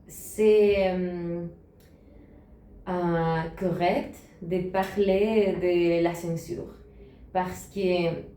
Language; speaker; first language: French; non-native, learner; Spanish